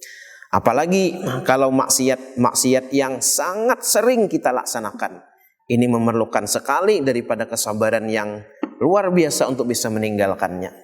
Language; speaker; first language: Indonesian; non-native, local second language; Banjar